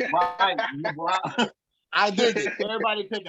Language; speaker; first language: English; native; English